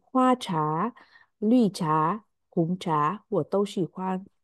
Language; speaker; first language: Chinese; non-native, learner; Vietnamese